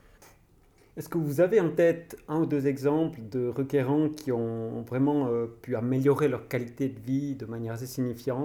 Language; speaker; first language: French; native; French